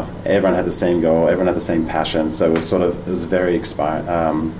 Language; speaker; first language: English; native; English